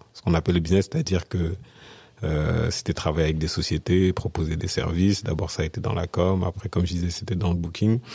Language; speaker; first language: French; early bilingual, other home language; Wolof